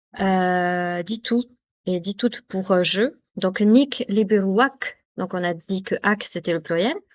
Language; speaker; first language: French; native; French